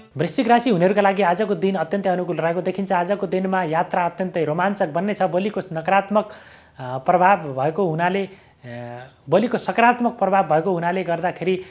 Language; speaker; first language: Nepali; native; Nepali